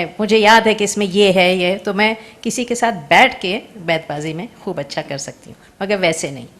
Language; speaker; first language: Urdu; native; Urdu